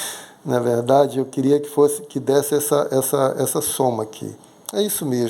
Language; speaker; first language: Portuguese; native; Portuguese